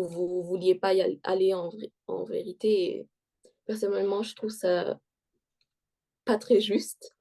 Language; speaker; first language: French; early bilingual, heritage; French